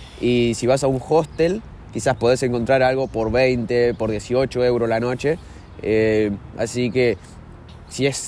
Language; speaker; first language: Spanish; native; Spanish